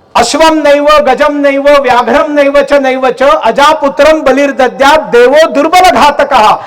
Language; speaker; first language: Hindi; non-native, local second language; Marathi